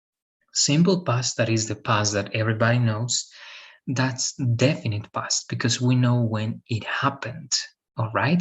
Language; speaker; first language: English; non-native, fluent; Spanish